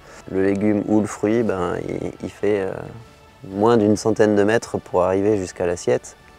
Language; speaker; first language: French; native; French